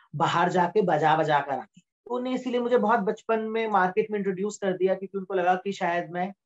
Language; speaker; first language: Hindi; native; Hindi